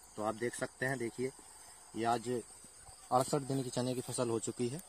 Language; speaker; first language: Hindi; native; Hindi